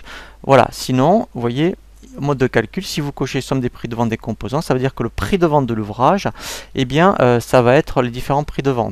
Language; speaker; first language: French; native; French